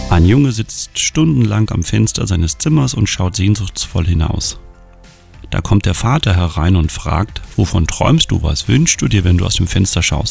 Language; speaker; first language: German; native; German